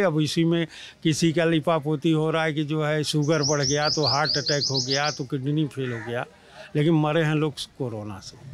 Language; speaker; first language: Hindi; native; Hindi